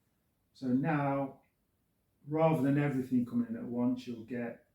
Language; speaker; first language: English; native; English